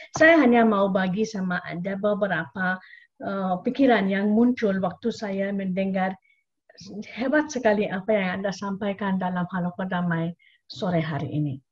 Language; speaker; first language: Indonesian; non-native, fluent; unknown